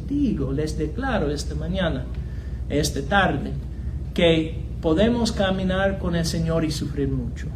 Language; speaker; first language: Spanish; non-native, fluent; English